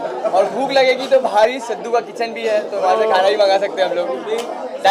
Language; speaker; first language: Hindi; native; Hindi